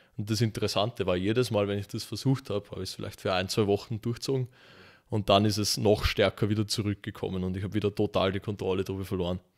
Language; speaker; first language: German; native; German